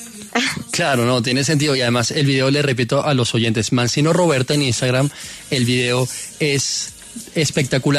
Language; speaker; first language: Spanish; native; Spanish